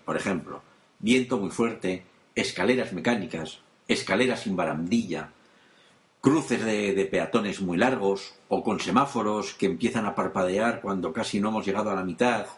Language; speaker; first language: Spanish; native; Spanish